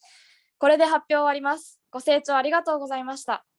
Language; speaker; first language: Japanese; native; Japanese